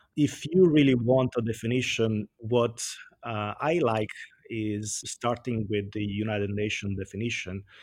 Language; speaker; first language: English; non-native, fluent; Italian